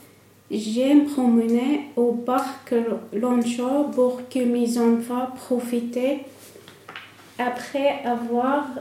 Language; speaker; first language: French; non-native, learner; Arabic